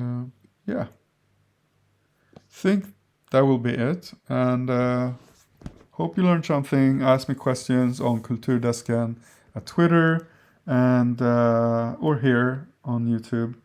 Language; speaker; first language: English; non-native, fluent; Swedish